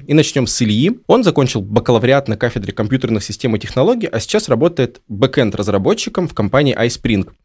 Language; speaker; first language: Russian; native; Russian